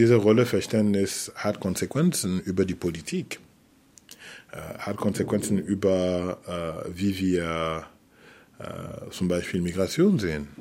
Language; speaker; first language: German; non-native, fluent; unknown